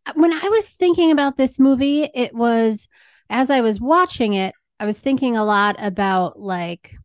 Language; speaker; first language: English; native; English